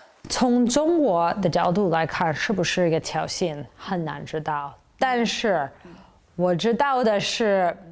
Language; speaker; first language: Chinese; non-native, fluent; English